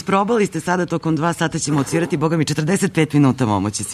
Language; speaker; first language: Serbian; native; Serbian